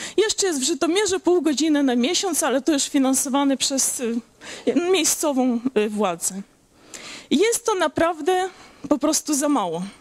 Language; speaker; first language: Polish; early bilingual, heritage; Polish